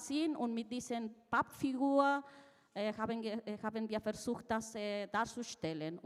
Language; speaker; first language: German; non-native, fluent; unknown